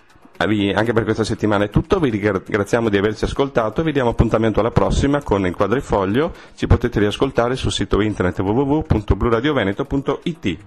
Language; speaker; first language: Italian; native; Italian